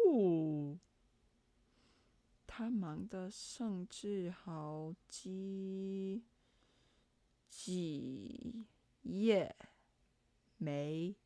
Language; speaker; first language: Chinese; non-native, learner; English